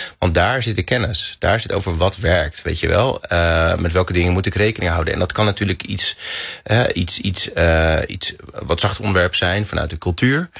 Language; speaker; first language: Dutch; native; Dutch